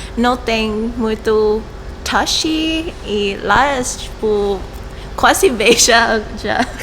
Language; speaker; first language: Portuguese; non-native, learner; Thai